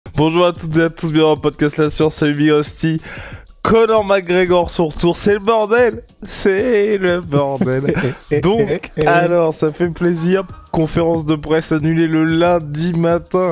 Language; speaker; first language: French; native; French